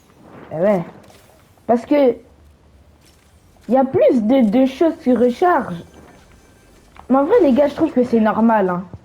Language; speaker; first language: French; native; French